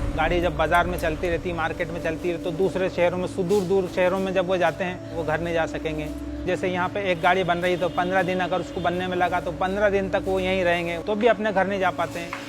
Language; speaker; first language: Hindi; non-native, local second language; Marathi